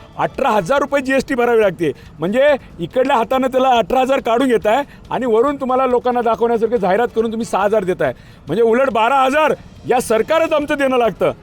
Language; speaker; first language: Marathi; native; Marathi